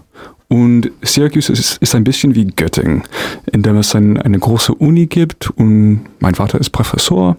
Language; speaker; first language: German; non-native, fluent; English